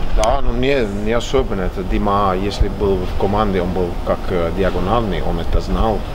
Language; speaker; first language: Russian; non-native, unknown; Finnish